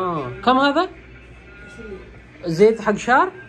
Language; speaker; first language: Arabic; non-native, learner; Hindi